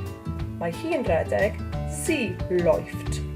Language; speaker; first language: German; non-native, learner; Welsh